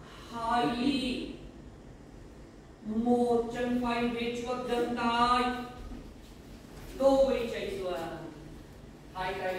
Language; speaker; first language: Vietnamese; non-native, learner; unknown